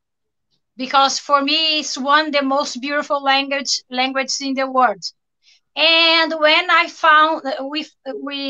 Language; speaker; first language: English; non-native, learner; Portuguese